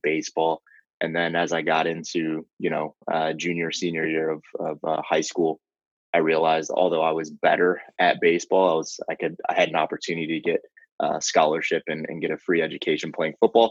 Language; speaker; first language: English; native; English